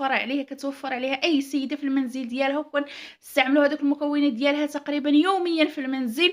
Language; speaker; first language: Arabic; native; Arabic